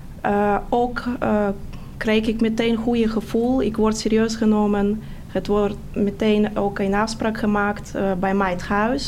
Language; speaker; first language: Dutch; non-native, fluent; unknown